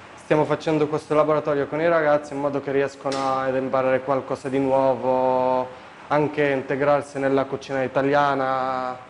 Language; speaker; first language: Italian; non-native, fluent; Arabic